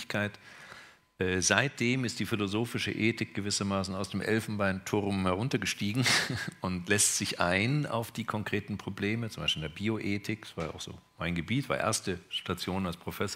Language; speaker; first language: German; native; German